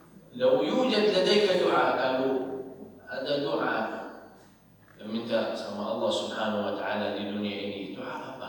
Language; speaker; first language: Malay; non-native, learner; Arabic